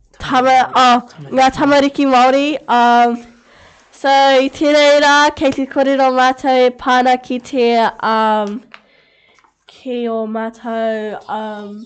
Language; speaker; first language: Māori; non-native, local second language; English